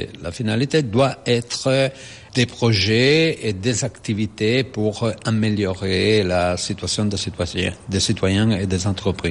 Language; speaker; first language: French; non-native, fluent; Italian